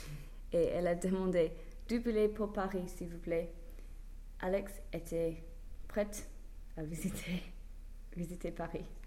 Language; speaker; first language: French; non-native, learner; English